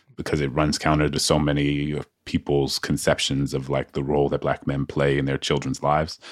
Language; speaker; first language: English; native; English